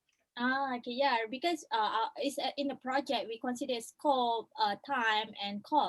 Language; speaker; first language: English; non-native, local second language; Malay